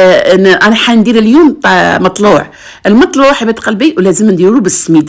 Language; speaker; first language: Arabic; native; Arabic